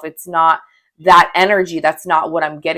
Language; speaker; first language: English; native; English